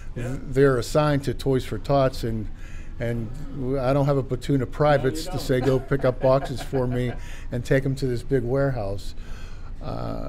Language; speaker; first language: English; native; English